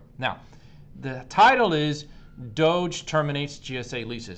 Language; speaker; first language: English; native; English